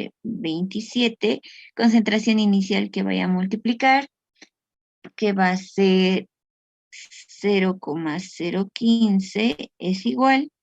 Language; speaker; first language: Spanish; native; Spanish